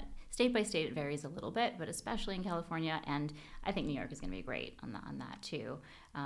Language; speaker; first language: English; native; English